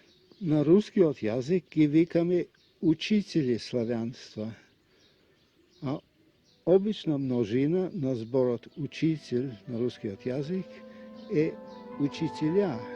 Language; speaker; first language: Macedonian; non-native, fluent; Russian